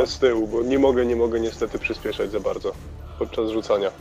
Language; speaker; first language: Polish; native; Polish